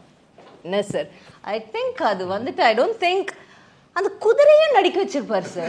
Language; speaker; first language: Tamil; native; Tamil